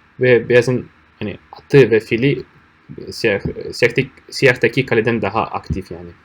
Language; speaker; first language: Turkish; non-native, fluent; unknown